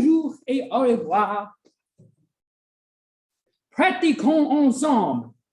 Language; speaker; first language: French; non-native, fluent; English